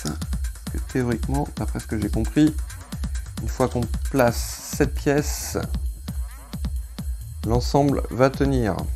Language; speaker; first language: French; native; French